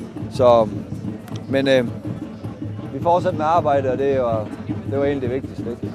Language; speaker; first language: Danish; native; Danish